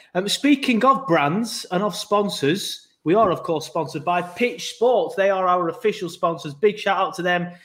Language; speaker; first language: English; native; English